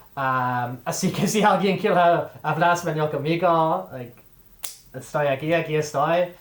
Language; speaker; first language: Spanish; non-native, fluent; English